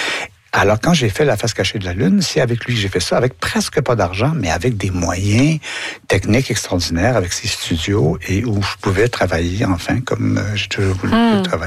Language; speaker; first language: French; native; French